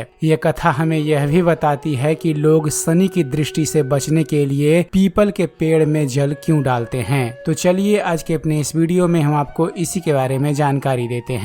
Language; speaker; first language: Hindi; native; Hindi